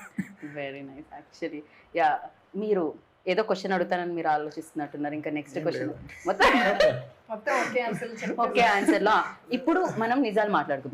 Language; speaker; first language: Telugu; native; Telugu